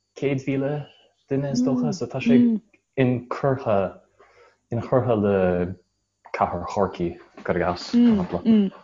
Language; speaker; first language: Irish; non-native, fluent; English